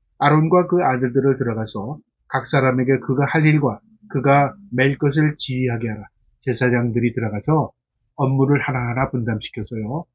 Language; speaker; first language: Korean; native; Korean